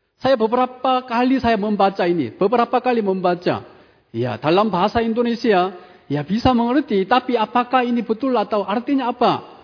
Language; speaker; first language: Indonesian; non-native, fluent; Korean